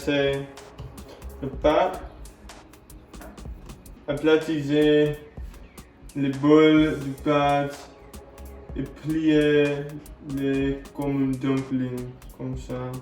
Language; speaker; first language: French; non-native, learner; English